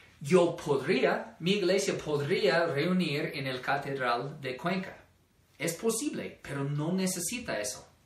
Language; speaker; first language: Spanish; non-native, fluent; English